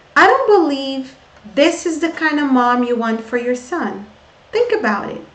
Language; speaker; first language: English; non-native, fluent; Portuguese